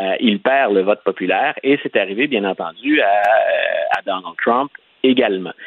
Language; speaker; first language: French; native; French